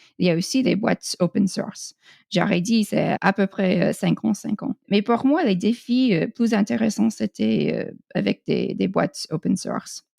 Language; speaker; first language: French; non-native, fluent; English